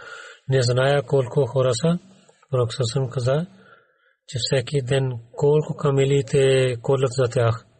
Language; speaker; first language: Bulgarian; non-native, learner; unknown